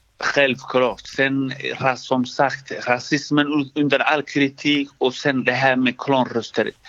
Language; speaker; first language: Swedish; early bilingual, other home language; Somali